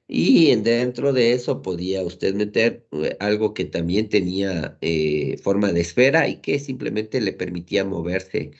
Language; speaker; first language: Spanish; native; Spanish